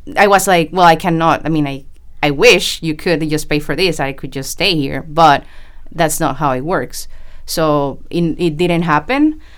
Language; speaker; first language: English; non-native, fluent; Spanish